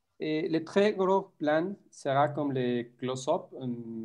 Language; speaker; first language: French; non-native, fluent; Spanish